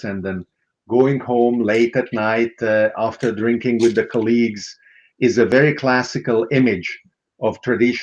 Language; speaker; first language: English; non-native, fluent; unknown